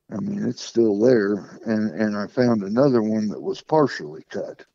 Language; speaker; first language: English; native; English